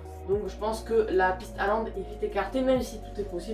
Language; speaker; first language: French; native; French